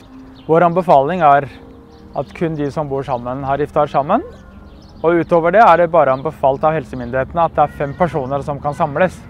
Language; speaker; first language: Norwegian; early bilingual, other home language; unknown